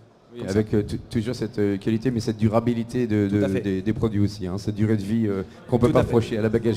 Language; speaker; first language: French; native; French